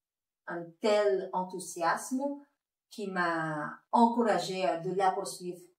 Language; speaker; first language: French; non-native, fluent; Filipino